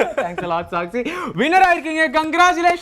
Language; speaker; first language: Tamil; native; Tamil